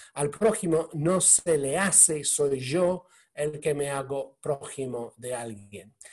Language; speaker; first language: Spanish; non-native, fluent; English